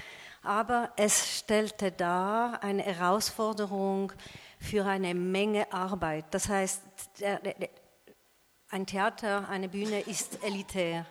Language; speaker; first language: German; non-native, fluent; French